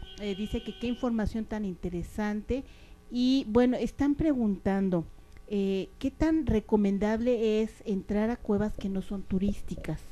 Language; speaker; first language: Spanish; native; Spanish